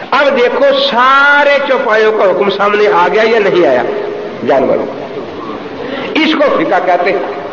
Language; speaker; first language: Urdu; non-native, local second language; Punjabi